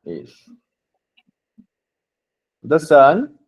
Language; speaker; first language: English; non-native, fluent; Portuguese